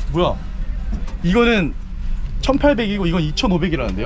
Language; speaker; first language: Korean; native; Korean